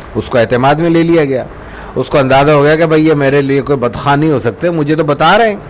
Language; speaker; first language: Urdu; native; Urdu